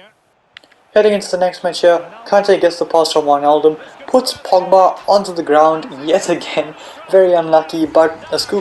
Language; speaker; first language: English; native; English